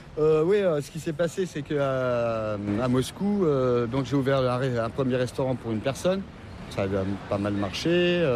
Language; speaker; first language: French; native; French